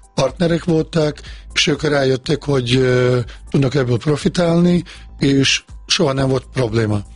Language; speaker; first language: Hungarian; non-native, fluent; Bosnian